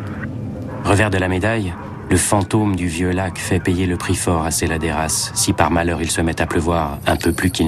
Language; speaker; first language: French; native; French